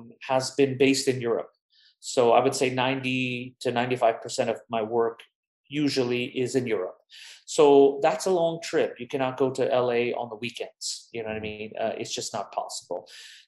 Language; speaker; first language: English; native; English